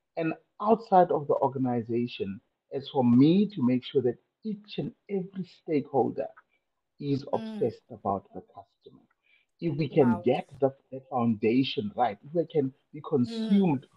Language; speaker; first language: English; non-native, local second language; Tswana